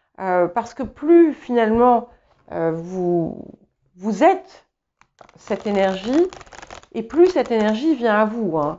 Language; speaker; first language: French; early bilingual, other home language; English